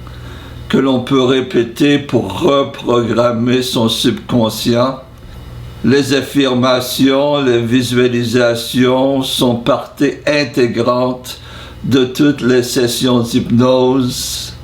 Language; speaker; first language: French; non-native, fluent; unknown